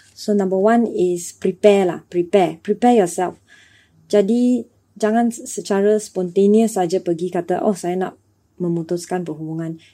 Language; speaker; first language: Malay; non-native, local second language; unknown